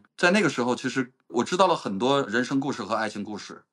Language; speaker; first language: Chinese; native; Chinese